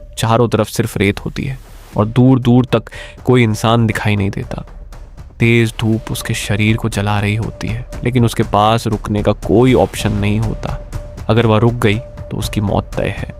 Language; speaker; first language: Hindi; native; Hindi